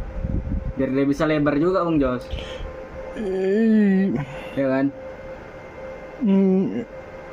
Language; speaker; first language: Indonesian; native; Indonesian